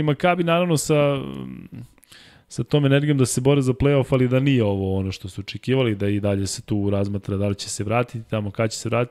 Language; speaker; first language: Serbian; native; Serbian